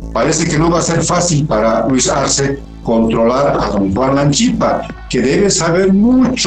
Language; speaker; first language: Spanish; native; Spanish